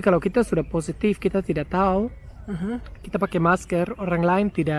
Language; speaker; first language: Indonesian; non-native, fluent; German